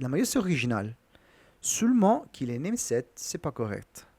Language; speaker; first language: French; non-native, learner; Italian